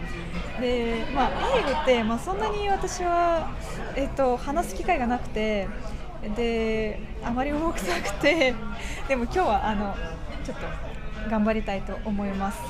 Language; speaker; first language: Japanese; non-native, fluent; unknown